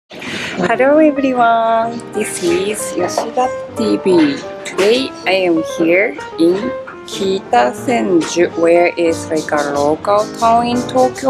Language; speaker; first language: English; non-native, learner; Japanese